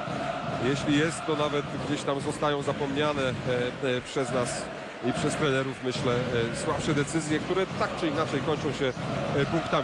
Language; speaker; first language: Polish; native; Polish